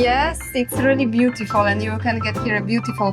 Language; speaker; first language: English; non-native, fluent; Polish